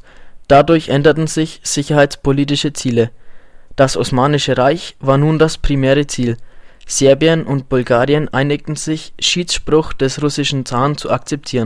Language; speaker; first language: German; native; German